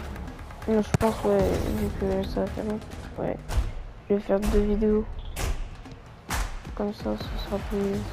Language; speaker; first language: French; native; French